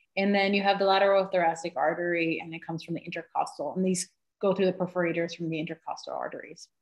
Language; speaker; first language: English; native; English